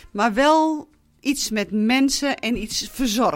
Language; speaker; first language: Dutch; native; Dutch